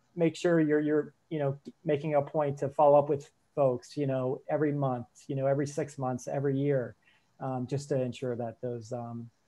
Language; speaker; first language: English; native; English